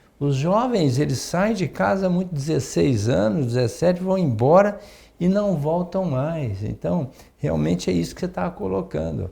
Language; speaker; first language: Portuguese; native; Portuguese